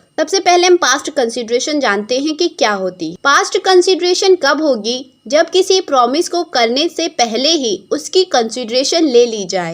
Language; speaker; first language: Hindi; native; Hindi